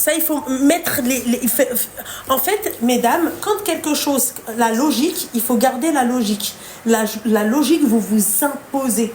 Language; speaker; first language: French; native; French